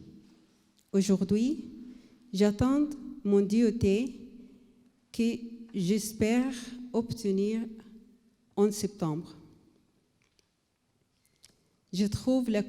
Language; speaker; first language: French; non-native, learner; Arabic